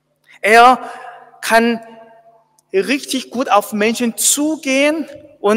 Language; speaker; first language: German; non-native, fluent; Korean